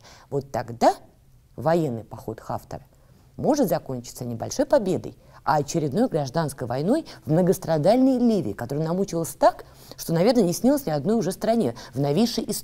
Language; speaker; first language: Russian; native; Russian